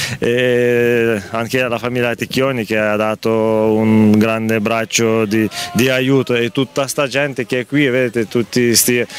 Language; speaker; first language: Italian; non-native, learner; Ukrainian